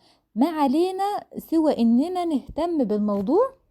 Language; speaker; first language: Arabic; native; Arabic